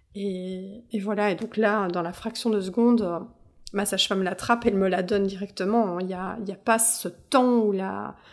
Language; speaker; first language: French; native; French